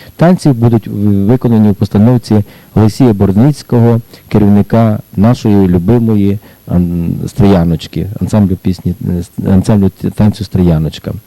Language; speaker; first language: Ukrainian; native; Ukrainian